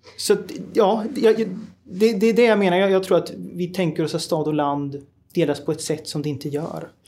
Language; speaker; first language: Swedish; native; Swedish